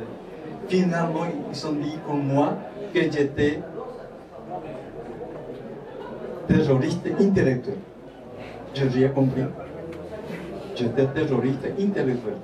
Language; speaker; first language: French; non-native, fluent; Spanish